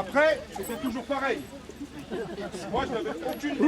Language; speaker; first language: French; native; French